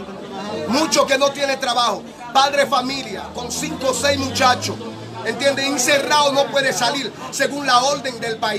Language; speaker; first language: Spanish; non-native, learner; Haitian Creole